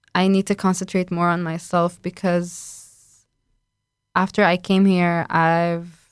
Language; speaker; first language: English; non-native, fluent; Arabic